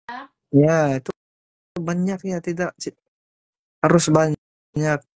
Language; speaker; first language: Indonesian; non-native, learner; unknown